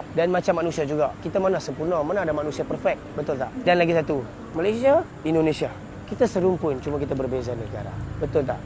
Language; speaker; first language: Malay; native; Malay